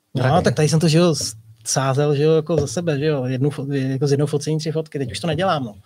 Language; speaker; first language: Czech; native; Czech